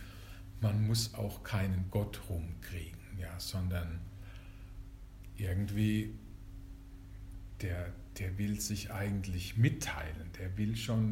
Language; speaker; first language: German; native; German